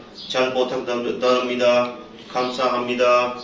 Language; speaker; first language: Korean; non-native, learner; Punjabi